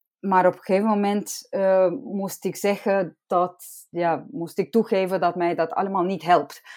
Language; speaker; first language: Dutch; non-native, fluent; Romanian